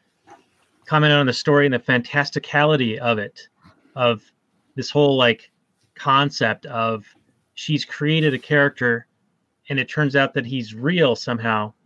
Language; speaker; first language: English; native; English